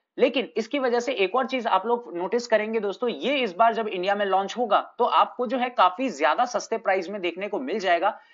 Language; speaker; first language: Hindi; native; Hindi